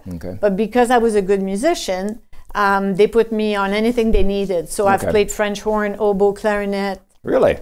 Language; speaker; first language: English; non-native, fluent; French